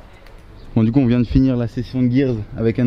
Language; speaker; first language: French; native; French